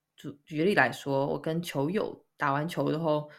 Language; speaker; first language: Chinese; native; Chinese